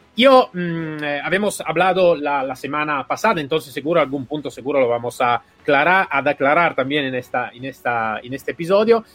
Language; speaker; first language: Spanish; non-native, fluent; Italian